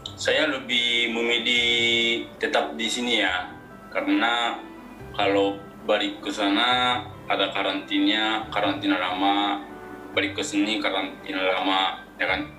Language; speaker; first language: Indonesian; non-native, fluent; Japanese